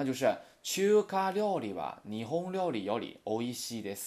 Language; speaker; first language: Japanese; non-native, fluent; Chinese